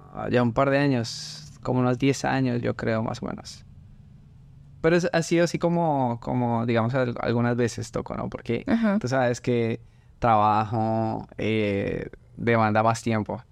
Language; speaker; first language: Spanish; native; Spanish